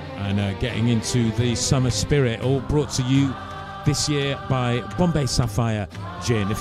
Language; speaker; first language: English; native; English